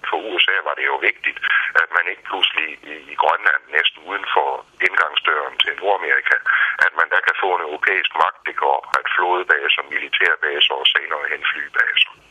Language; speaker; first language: Danish; native; Danish